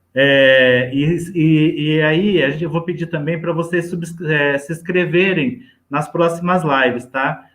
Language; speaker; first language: Portuguese; native; Portuguese